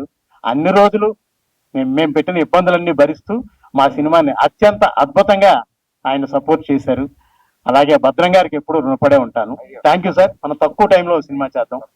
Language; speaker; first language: Telugu; native; Telugu